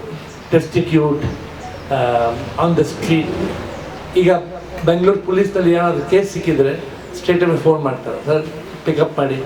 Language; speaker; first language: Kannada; non-native, local second language; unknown